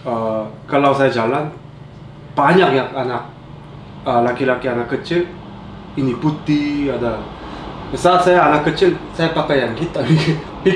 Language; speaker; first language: Indonesian; non-native, learner; Korean